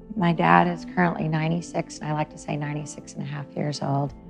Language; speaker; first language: English; native; English